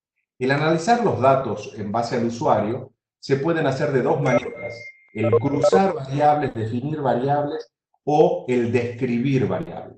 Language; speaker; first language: Spanish; native; Spanish